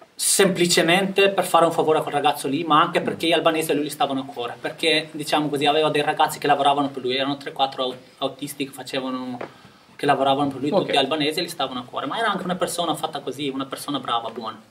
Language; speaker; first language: Italian; non-native, fluent; Albanian